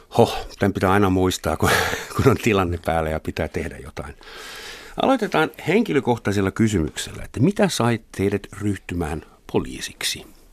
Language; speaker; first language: Finnish; non-native, fluent; German